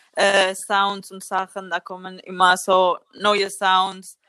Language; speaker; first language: German; non-native, learner; Spanish